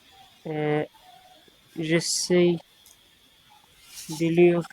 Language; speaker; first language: French; non-native, learner; Arabic